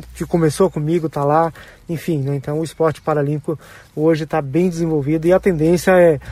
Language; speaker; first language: Portuguese; native; Portuguese